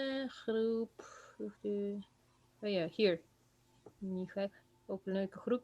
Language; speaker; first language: Dutch; non-native, fluent; Russian